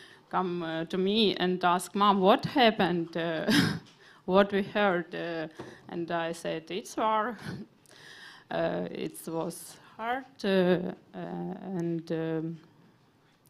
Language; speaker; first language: English; non-native, learner; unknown